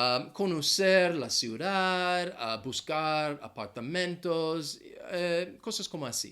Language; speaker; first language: Spanish; non-native, fluent; English